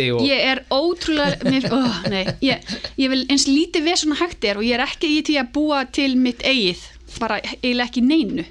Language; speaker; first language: Icelandic; native; Icelandic